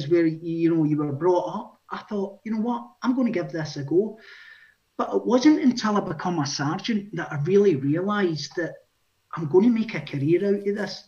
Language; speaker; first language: English; native; English